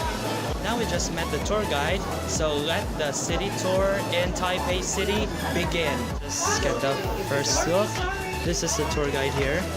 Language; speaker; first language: English; non-native, local second language; Filipino